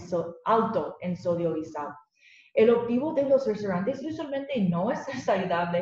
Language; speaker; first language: Spanish; non-native, learner; English